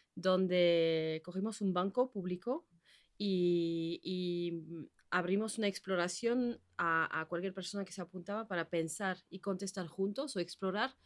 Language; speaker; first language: Spanish; non-native, fluent; Basque